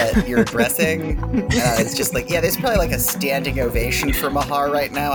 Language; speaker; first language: English; native; English